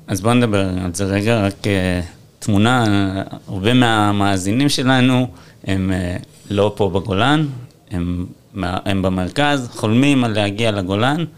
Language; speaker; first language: Hebrew; native; Hebrew